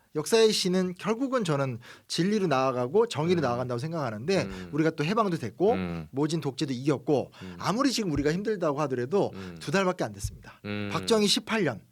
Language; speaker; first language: Korean; native; Korean